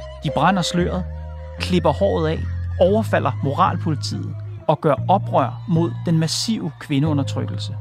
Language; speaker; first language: Danish; native; Danish